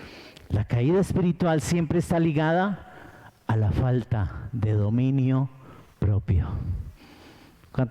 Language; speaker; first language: Spanish; native; Spanish